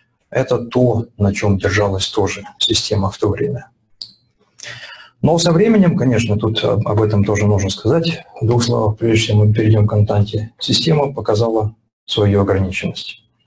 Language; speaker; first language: Russian; native; Russian